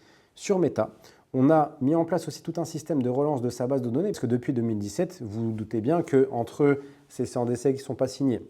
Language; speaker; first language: French; native; French